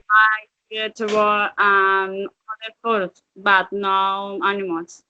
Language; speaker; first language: English; non-native, learner; Spanish